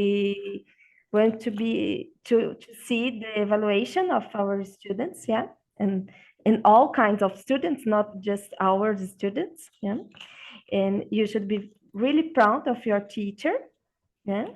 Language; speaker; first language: English; non-native, learner; Portuguese